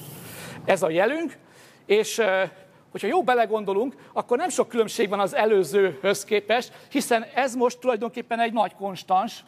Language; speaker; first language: Hungarian; native; Hungarian